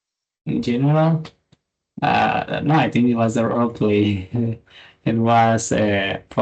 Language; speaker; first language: English; non-native, fluent; Spanish